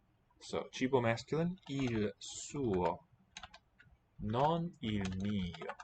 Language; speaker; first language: Italian; non-native, learner; English